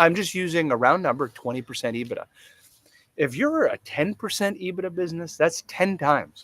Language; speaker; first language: English; native; English